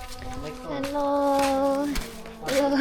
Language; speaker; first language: English; non-native, learner; Korean